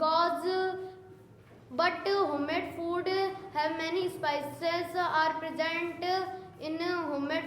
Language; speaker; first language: English; non-native, learner; Hindi